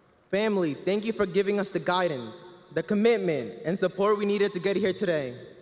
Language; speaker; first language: English; early bilingual, other home language; Spanish